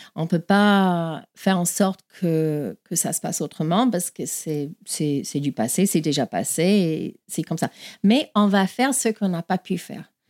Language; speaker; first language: French; non-native, fluent; English